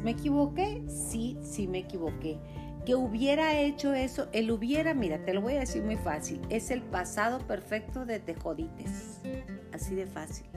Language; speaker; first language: Spanish; native; Spanish